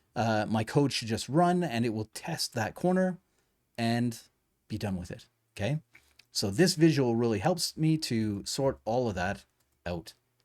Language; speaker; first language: English; native; English